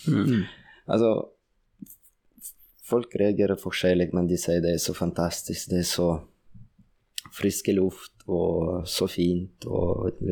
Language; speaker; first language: Norwegian; non-native, fluent; Russian